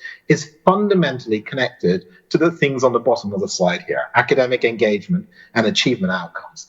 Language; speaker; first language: English; native; English